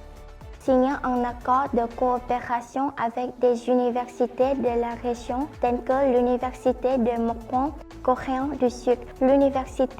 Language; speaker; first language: French; non-native, fluent; Vietnamese